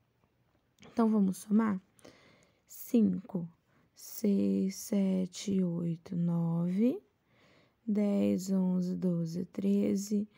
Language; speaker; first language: Portuguese; native; Portuguese